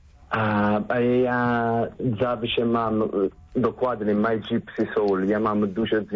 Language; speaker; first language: Polish; non-native, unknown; Italian